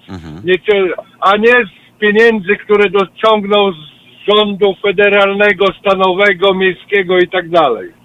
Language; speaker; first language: Polish; native; Polish